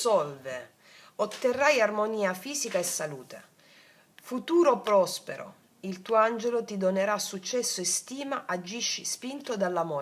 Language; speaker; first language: Italian; native; Italian